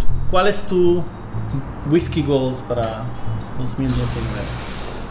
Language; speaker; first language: Spanish; non-native, fluent; English